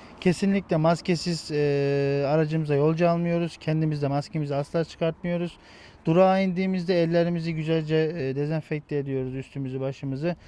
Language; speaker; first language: Turkish; native; Turkish